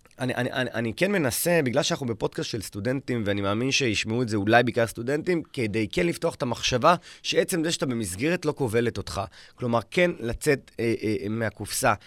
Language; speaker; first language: Hebrew; native; Hebrew